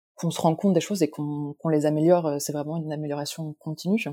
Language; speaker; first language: French; native; French